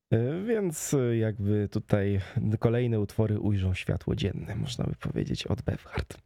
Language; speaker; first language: Polish; native; Polish